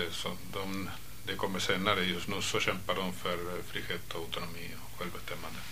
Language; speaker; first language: Swedish; non-native, fluent; Spanish